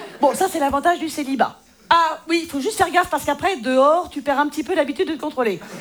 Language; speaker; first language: French; native; French